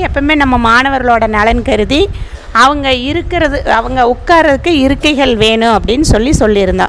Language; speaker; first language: Tamil; native; Tamil